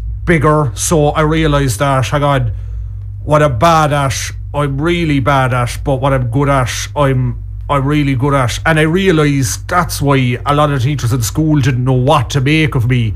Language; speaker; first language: English; native; English